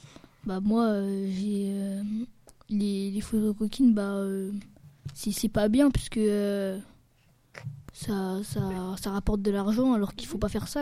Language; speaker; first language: French; native; French